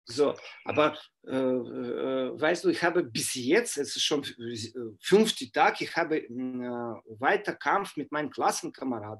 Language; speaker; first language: German; non-native, fluent; Russian